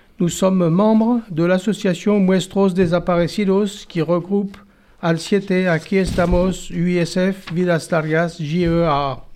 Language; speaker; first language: French; native; French